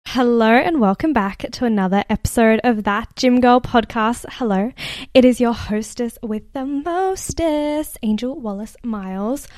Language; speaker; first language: English; native; English